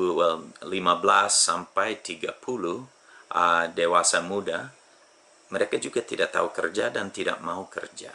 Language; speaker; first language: Indonesian; non-native, fluent; English